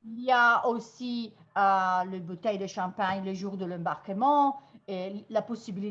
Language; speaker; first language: French; non-native, fluent; Italian